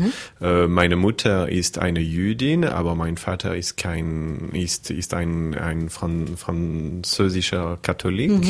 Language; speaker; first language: German; non-native, fluent; French